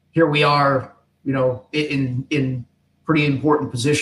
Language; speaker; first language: English; native; English